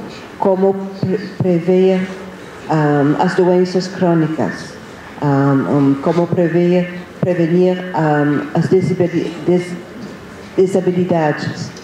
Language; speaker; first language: Portuguese; non-native, fluent; English